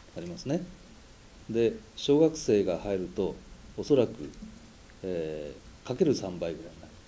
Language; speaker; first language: Japanese; native; Japanese